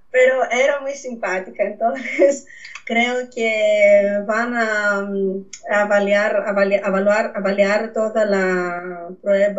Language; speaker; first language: Spanish; non-native, fluent; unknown